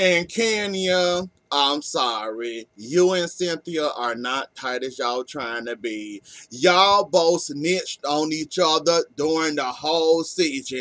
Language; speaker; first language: English; native; English